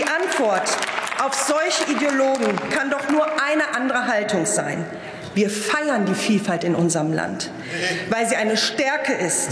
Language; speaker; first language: German; native; German